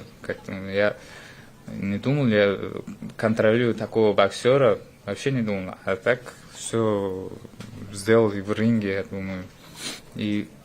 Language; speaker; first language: Russian; non-native, fluent; Uzbek